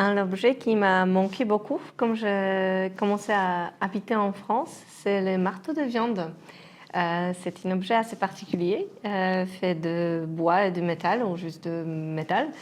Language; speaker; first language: French; non-native, fluent; Polish